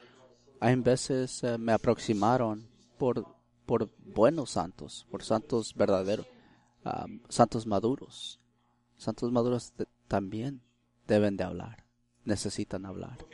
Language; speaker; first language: Spanish; early bilingual, heritage; Spanish